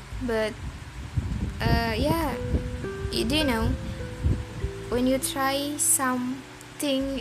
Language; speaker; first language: English; non-native, learner; Indonesian